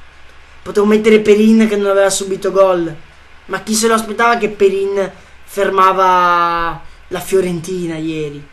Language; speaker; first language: Italian; native; Italian